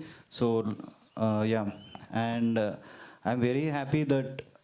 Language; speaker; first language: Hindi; non-native, local second language; Telugu